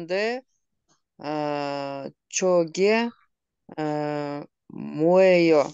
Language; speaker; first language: Korean; non-native, learner; Kyrgyz